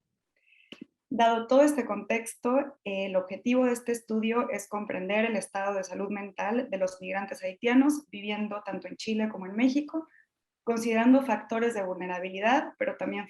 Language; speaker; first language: Spanish; native; Spanish